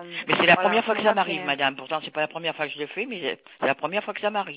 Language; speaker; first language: French; native; French